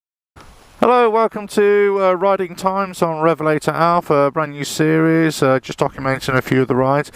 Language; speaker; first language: English; native; English